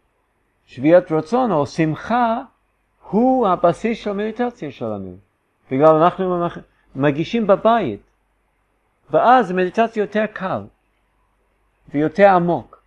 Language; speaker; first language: Hebrew; non-native, fluent; English